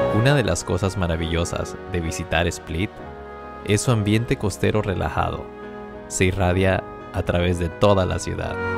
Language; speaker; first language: Spanish; native; Spanish